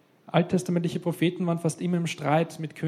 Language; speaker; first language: German; native; German